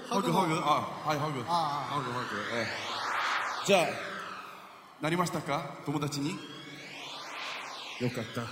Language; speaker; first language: Japanese; non-native, fluent; Korean